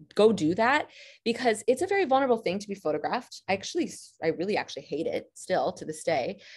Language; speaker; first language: English; native; English